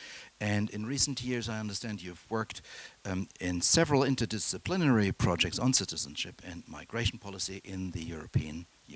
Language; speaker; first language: English; non-native, fluent; German